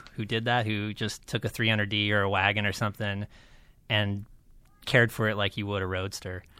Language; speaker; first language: English; native; English